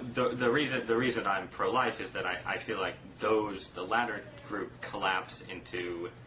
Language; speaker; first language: English; native; English